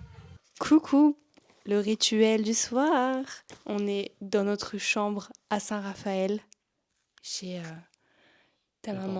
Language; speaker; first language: French; native; French